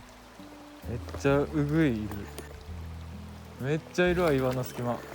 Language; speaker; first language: Japanese; native; Japanese